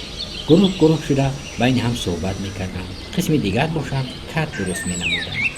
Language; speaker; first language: Persian; native; Persian